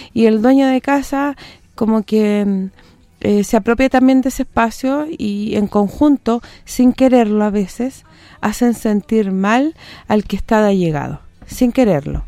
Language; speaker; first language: Spanish; native; Spanish